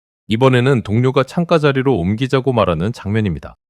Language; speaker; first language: Korean; native; Korean